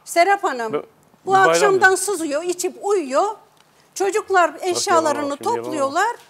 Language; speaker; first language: Turkish; native; Turkish